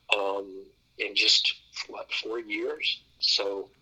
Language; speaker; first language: English; native; English